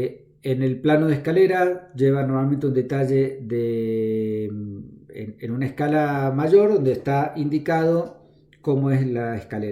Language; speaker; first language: Spanish; native; Spanish